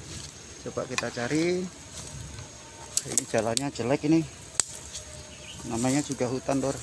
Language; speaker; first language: Indonesian; non-native, local second language; Javanese